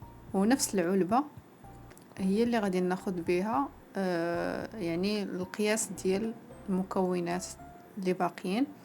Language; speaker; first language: Arabic; native; Arabic